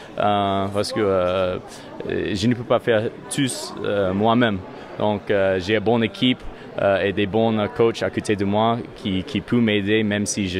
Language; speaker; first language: French; non-native, learner; English